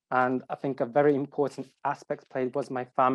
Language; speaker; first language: English; non-native, fluent; Ukrainian